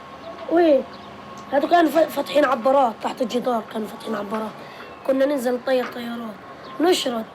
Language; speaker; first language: Arabic; native; Arabic